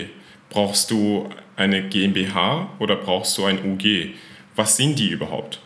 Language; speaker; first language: German; non-native, fluent; Persian